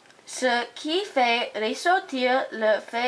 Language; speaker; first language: French; non-native, learner; English